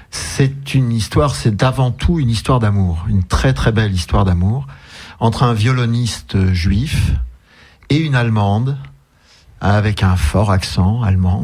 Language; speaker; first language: French; native; French